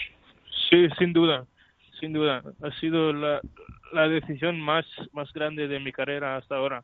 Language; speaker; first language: Spanish; non-native, learner; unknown